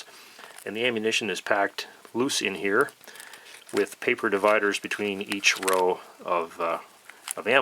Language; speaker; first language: English; native; English